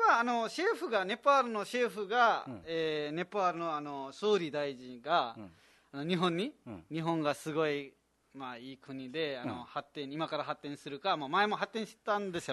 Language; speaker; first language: Japanese; non-native, fluent; Nepali